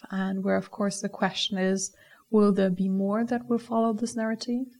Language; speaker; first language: English; non-native, fluent; German